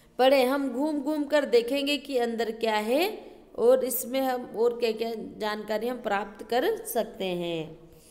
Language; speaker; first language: Hindi; native; Hindi